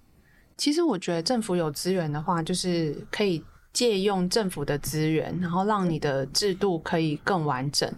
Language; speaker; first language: Chinese; native; Chinese